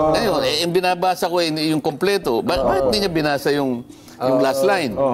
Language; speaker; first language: Filipino; non-native, local second language; Masbatenyo